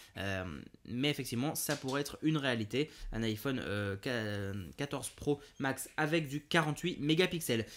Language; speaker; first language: French; native; French